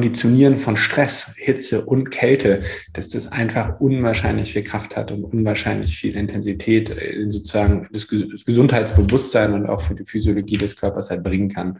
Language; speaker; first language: German; native; German